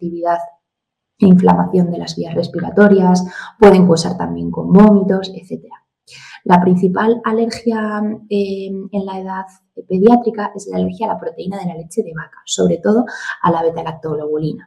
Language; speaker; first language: Spanish; native; Spanish